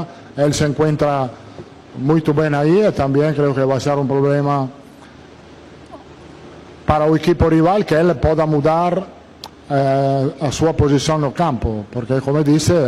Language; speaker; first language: Portuguese; non-native, learner; Italian